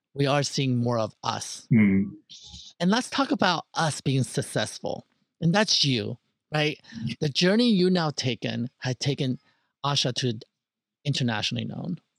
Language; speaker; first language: English; early bilingual, other home language; Chinese